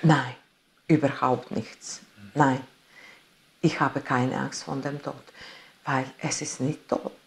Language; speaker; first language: German; non-native, fluent; Italian